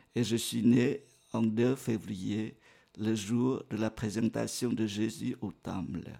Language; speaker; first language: French; non-native, fluent; Vietnamese